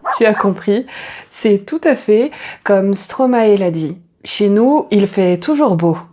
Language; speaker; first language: French; native; French